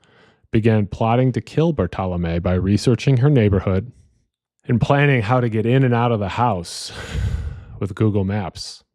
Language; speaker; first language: English; native; English